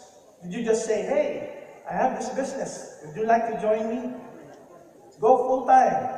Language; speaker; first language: English; non-native, local second language; Filipino